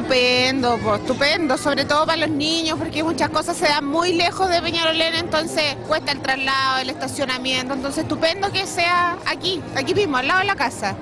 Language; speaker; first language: Spanish; native; Spanish